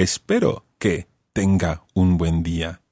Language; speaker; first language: Spanish; non-native, fluent; English